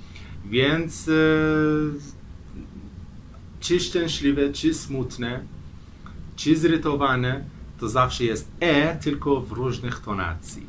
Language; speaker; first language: Polish; non-native, fluent; Persian